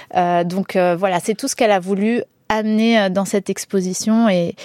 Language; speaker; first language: French; early bilingual, heritage; Spanish